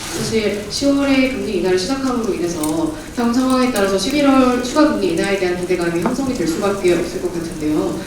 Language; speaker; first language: Korean; native; Korean